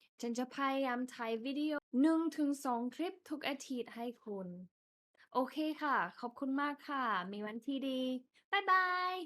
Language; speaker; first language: Thai; non-native, fluent; English